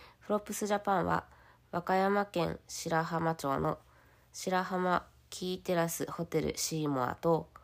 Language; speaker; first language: Japanese; native; Japanese